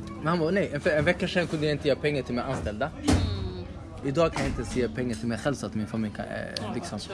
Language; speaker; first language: Swedish; early bilingual, other home language; Somali